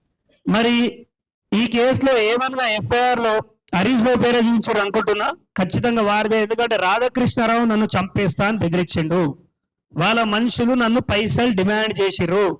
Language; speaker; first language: Telugu; native; Telugu